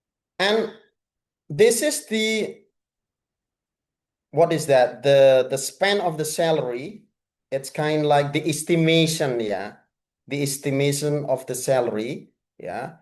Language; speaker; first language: English; non-native, fluent; Indonesian